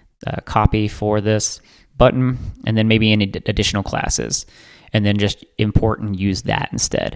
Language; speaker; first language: English; native; English